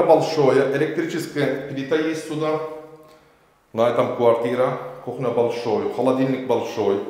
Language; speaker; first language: Russian; non-native, learner; Turkish